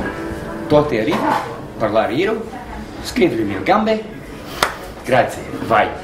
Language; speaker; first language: Italian; non-native, learner; English